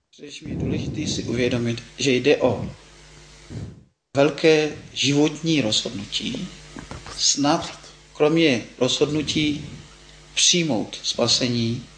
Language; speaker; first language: Czech; non-native, fluent; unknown